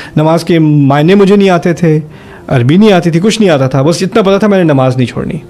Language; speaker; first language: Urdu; early bilingual, heritage; German